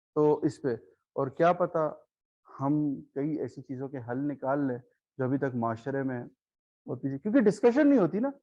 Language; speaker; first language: Urdu; non-native, local second language; Khowar